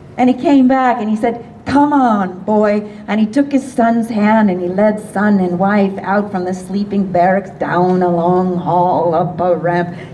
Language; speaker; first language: English; native; English